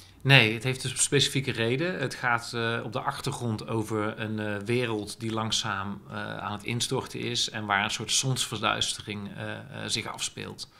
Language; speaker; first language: Dutch; native; Dutch